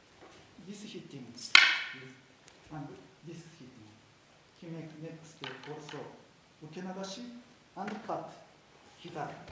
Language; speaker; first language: English; non-native, learner; Japanese